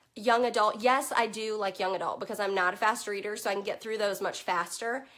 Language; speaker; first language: English; native; English